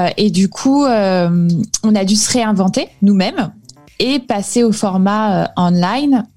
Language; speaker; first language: French; native; French